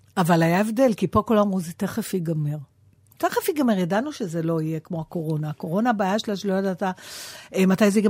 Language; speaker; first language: Hebrew; native; Hebrew